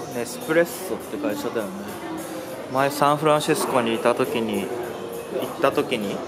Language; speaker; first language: Japanese; native; Japanese